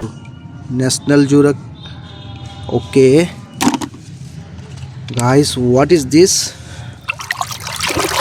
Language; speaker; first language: English; non-native, learner; Indonesian